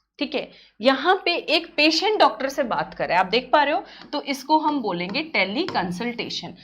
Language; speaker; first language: Hindi; native; Hindi